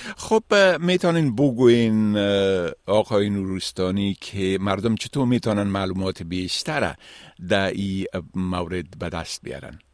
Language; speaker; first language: Persian; native; Persian